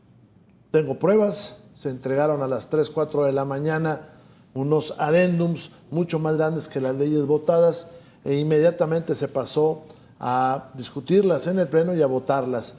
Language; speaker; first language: Spanish; native; Spanish